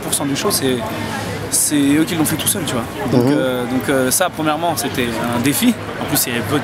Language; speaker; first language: French; native; French